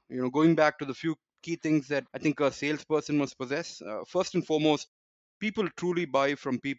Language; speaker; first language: English; non-native, local second language; Tamil